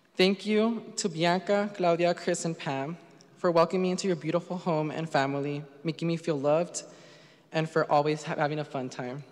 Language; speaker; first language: English; early bilingual, other home language; Spanish